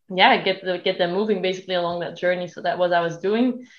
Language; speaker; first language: English; non-native, fluent; Dutch